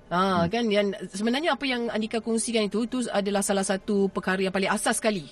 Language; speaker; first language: Malay; native; Malay